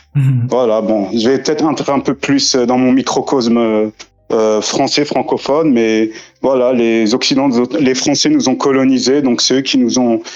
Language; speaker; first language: French; native; French